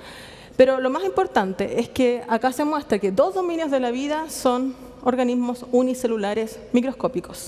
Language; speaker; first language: Spanish; native; Spanish